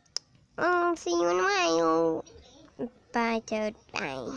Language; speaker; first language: English; native; English